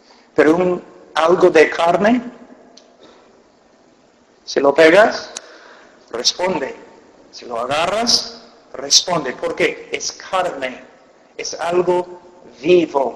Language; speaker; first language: Spanish; non-native, fluent; English